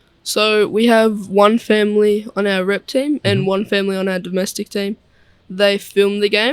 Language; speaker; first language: English; native; English